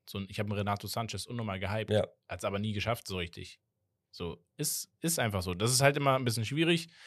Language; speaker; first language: German; native; German